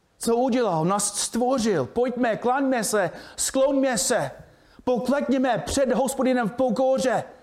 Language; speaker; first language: Czech; non-native, fluent; English